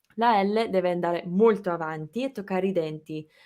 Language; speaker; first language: Italian; non-native, fluent; English